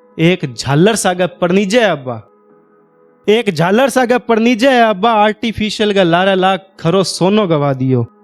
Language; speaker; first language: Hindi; native; Hindi